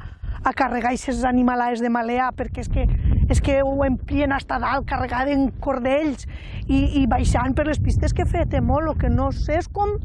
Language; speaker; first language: Catalan; native; Catalan